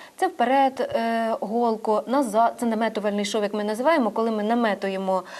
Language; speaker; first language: Ukrainian; native; Ukrainian